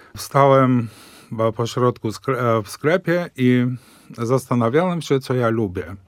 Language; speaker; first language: Polish; early bilingual, heritage; Polish